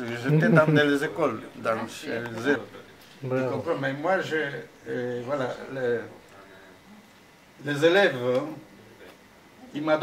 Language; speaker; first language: French; non-native, fluent; Ladino